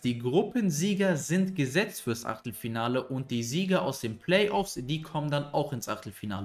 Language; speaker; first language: German; native; German